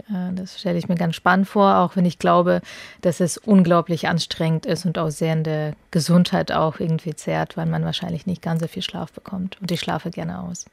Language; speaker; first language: German; early bilingual, other home language; Russian